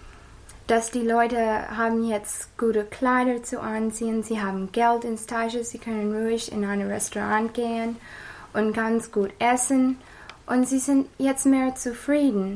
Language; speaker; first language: German; non-native, learner; English